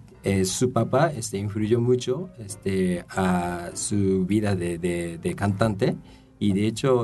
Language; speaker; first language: Spanish; non-native, fluent; Japanese